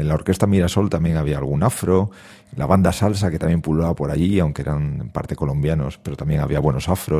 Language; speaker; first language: Spanish; native; Spanish